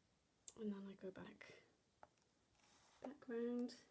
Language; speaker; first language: English; native; English